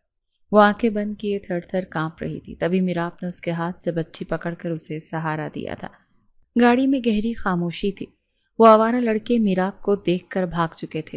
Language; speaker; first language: Urdu; native; Urdu